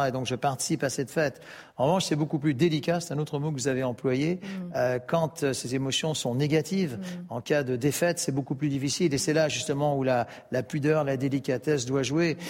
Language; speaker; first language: French; native; French